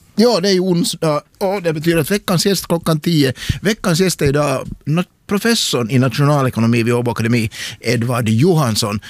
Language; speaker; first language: Swedish; native; Swedish